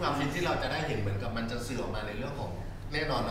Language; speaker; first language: Thai; native; Thai